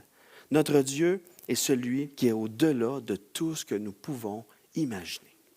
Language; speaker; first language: French; native; French